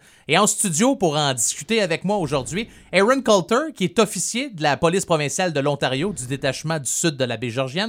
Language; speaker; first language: French; native; French